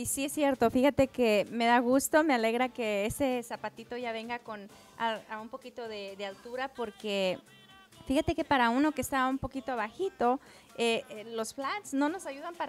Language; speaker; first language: Spanish; native; Spanish